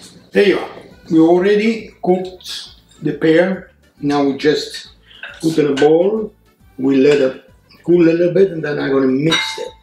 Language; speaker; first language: English; non-native, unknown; Italian